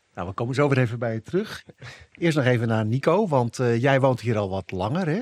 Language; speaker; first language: Dutch; native; Dutch